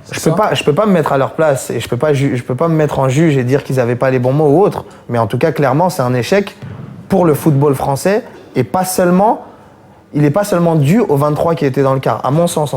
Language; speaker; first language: French; native; French